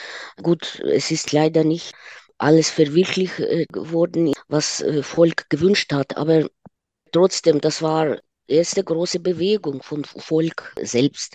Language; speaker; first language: German; non-native, fluent; Ukrainian